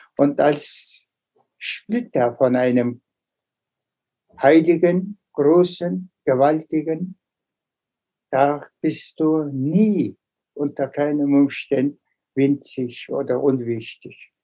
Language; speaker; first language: German; non-native, fluent; Mongolian